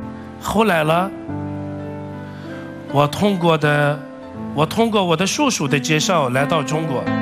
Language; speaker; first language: Chinese; non-native, fluent; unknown